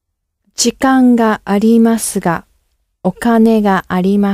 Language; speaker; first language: Japanese; non-native, learner; English